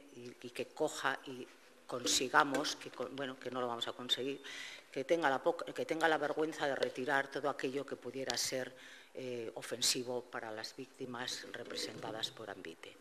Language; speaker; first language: Spanish; native; Spanish